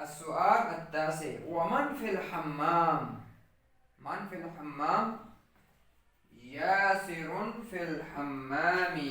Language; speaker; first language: Arabic; non-native, fluent; Urdu